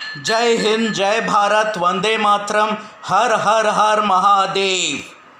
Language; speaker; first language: Hindi; non-native, local second language; Tamil